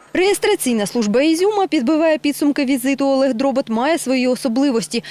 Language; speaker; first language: Ukrainian; native; Ukrainian